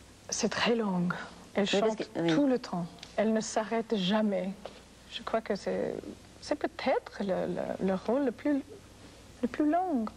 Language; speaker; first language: French; non-native, fluent; English